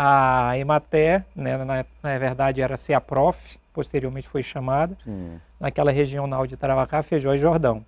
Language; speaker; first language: Portuguese; native; Portuguese